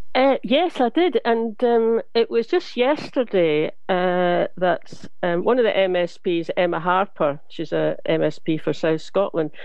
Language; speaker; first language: English; native; English